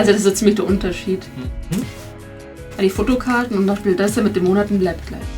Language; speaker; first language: German; native; German